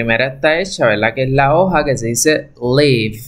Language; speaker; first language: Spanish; native; Spanish